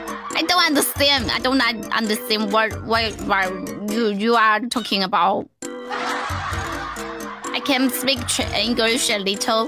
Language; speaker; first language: English; non-native, learner; Chinese